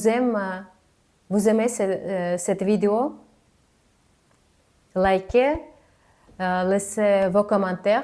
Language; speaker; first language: French; non-native, fluent; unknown